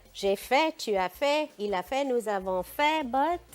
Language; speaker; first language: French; non-native, fluent; English